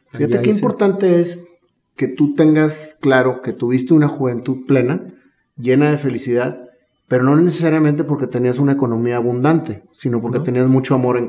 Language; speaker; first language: Spanish; native; Spanish